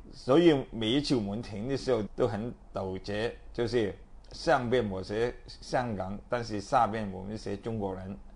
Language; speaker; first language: Chinese; non-native, local second language; Cantonese